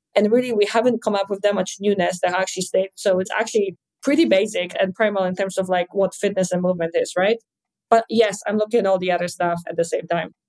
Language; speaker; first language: English; non-native, fluent; Polish